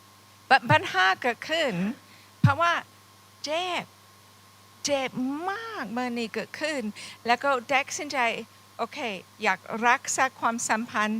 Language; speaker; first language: Thai; non-native, fluent; English